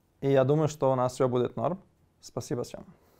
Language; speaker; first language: Russian; non-native, learner; Serbian